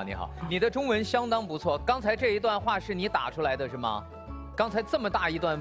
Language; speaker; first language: Chinese; native; Chinese